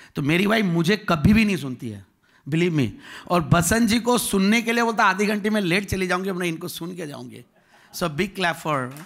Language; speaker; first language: Hindi; native; Hindi